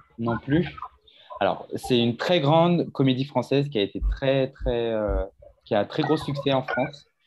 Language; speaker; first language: French; native; French